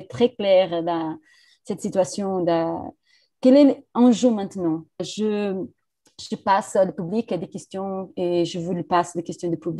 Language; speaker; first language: French; non-native, fluent; Portuguese